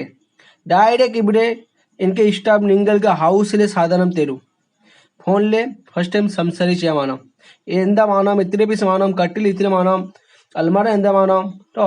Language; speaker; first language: Malayalam; non-native, learner; Hindi